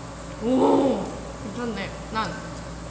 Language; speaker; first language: Korean; non-native, fluent; Thai